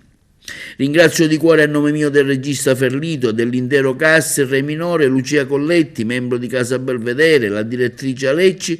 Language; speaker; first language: Italian; native; Italian